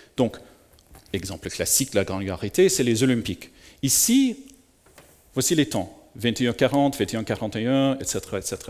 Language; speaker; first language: French; native; French